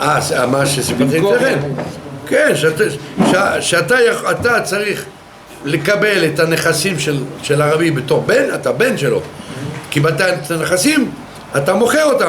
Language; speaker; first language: Hebrew; non-native, fluent; French